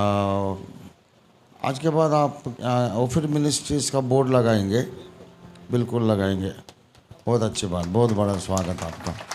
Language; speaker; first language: Hindi; non-native, local second language; Telugu